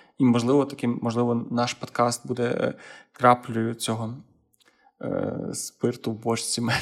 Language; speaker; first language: Ukrainian; native; Ukrainian